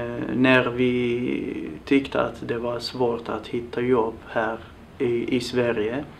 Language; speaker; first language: Swedish; non-native, fluent; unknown